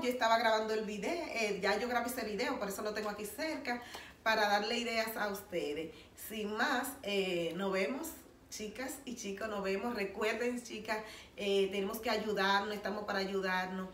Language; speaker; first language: Spanish; native; Spanish